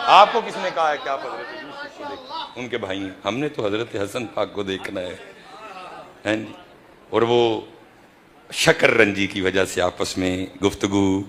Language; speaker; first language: Urdu; non-native, local second language; Punjabi